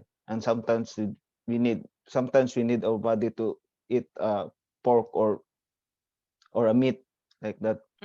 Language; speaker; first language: English; non-native, learner; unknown